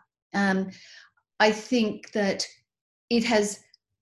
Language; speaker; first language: English; native; English